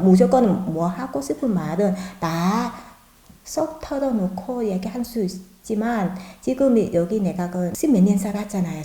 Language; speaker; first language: Korean; non-native, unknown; Vietnamese